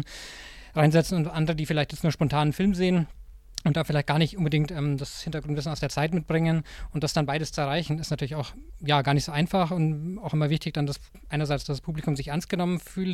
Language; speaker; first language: German; native; German